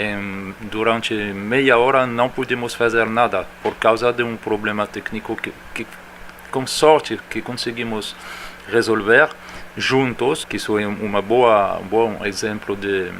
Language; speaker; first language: Portuguese; non-native, fluent; French